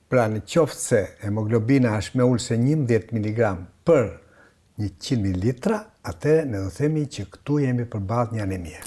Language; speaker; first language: Albanian; native; Albanian